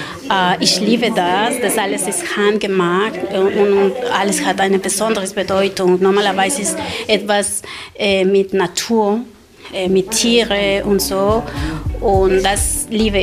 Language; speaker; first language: German; non-native, learner; Spanish